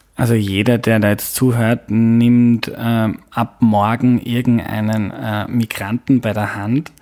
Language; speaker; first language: German; native; German